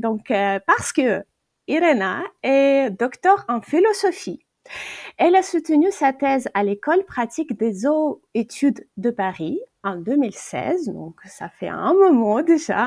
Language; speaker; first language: French; non-native, fluent; Ukrainian